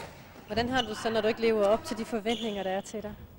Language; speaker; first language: Danish; native; Danish